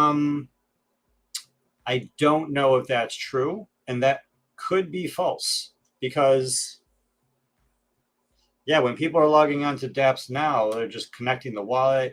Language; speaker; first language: English; native; English